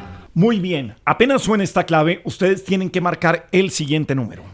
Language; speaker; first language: Spanish; native; Spanish